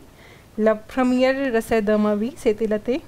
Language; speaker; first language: French; non-native, learner; Hindi